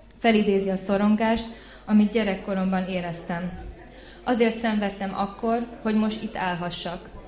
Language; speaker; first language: Hungarian; early bilingual, heritage; Hungarian